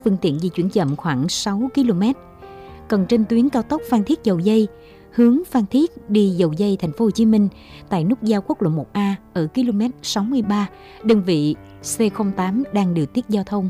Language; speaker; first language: Vietnamese; native; Vietnamese